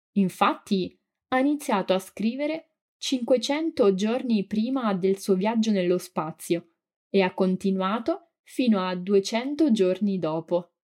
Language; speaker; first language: Italian; native; Italian